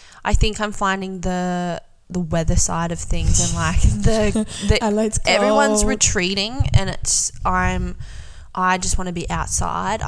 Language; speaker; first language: English; native; English